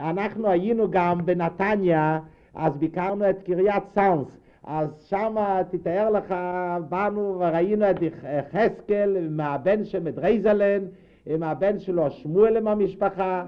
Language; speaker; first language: Hebrew; non-native, fluent; Yiddish